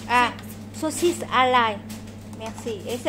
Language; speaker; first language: French; non-native, learner; Vietnamese